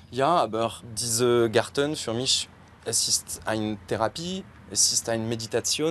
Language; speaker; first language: German; non-native, learner; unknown